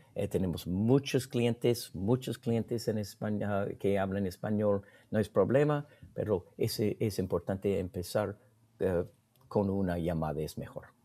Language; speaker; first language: Spanish; non-native, learner; English